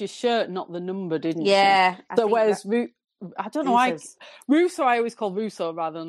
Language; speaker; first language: English; native; English